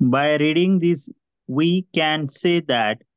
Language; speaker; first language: English; non-native, local second language; Marathi